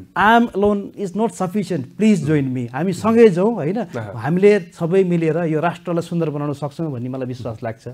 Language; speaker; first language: Nepali; native; Nepali